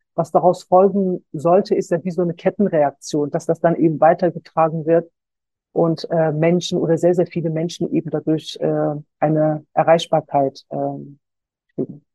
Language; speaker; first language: German; native; German